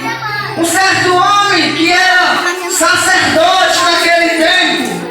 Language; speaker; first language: Portuguese; native; Portuguese